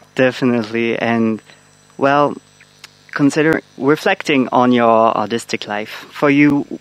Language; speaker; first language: English; non-native, fluent; French